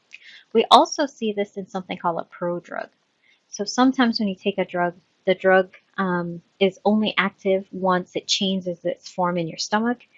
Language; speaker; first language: English; native; English